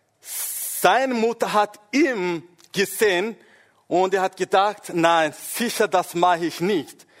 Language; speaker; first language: German; non-native, fluent; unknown